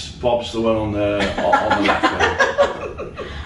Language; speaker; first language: English; native; English